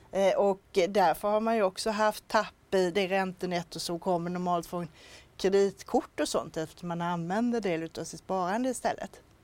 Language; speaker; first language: Swedish; native; Swedish